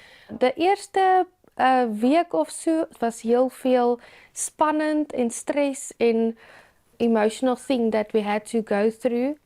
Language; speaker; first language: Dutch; non-native, learner; Afrikaans